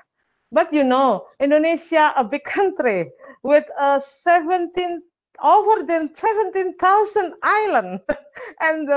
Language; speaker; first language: English; non-native, learner; Indonesian